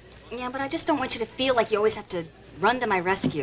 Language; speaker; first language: English; native; English